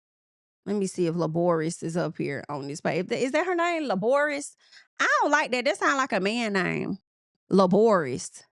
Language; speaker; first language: English; native; English